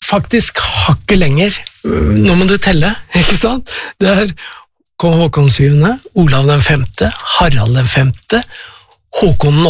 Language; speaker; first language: Norwegian; native; Norwegian